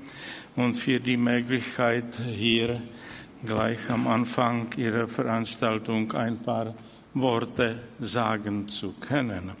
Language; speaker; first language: German; non-native, fluent; Czech